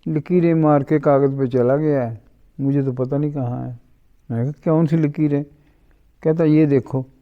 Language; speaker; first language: Urdu; non-native, local second language; Punjabi